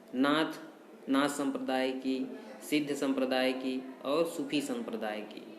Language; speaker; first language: Hindi; native; Hindi